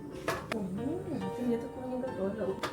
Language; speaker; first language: Russian; native; Russian